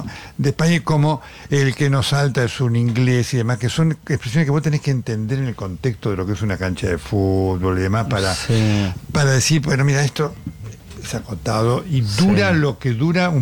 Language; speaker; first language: Spanish; native; Spanish